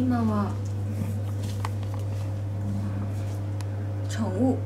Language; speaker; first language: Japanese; non-native, learner; Chinese